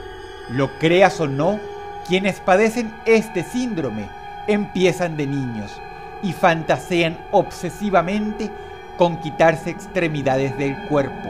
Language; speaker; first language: Spanish; native; Spanish